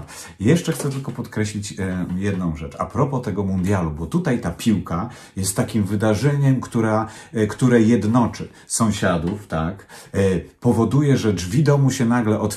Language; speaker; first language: Polish; native; Polish